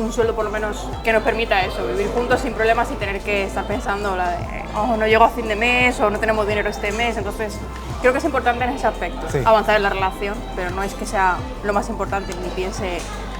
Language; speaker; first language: Spanish; native; Spanish